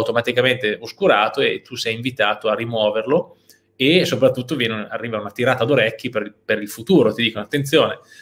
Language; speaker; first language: Italian; native; Italian